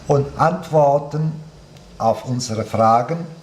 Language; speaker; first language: German; non-native, fluent; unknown